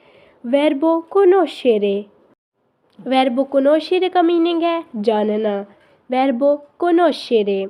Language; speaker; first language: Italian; non-native, fluent; Urdu